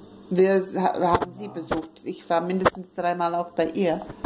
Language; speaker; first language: German; early bilingual, other home language; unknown